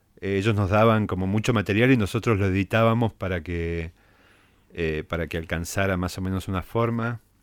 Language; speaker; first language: Spanish; native; Spanish